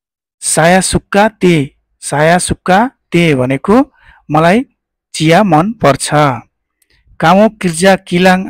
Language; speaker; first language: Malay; non-native, fluent; Nepali